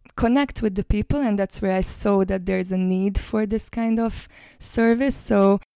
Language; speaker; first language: English; non-native, fluent; Hungarian